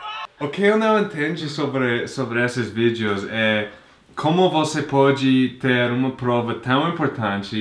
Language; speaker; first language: Portuguese; non-native, fluent; English